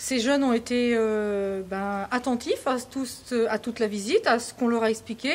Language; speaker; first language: French; native; French